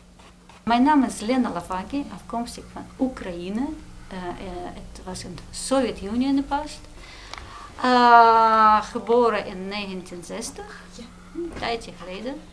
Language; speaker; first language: Dutch; non-native, fluent; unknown